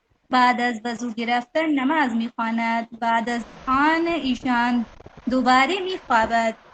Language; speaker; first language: Persian; non-native, learner; Urdu